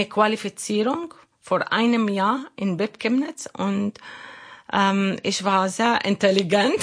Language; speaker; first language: German; non-native, learner; Arabic